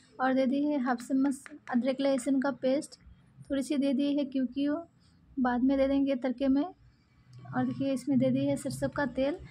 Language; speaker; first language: Hindi; non-native, local second language; Bangla